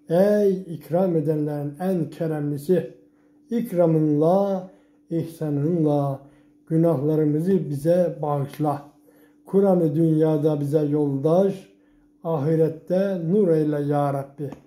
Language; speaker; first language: Turkish; native; Turkish